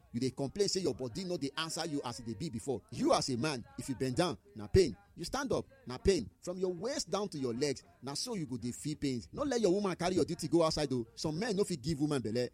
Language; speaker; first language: Nigerian Pidgin; native; Nigerian Pidgin